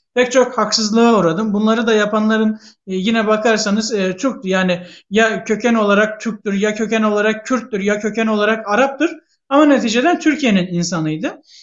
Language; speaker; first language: Turkish; native; Turkish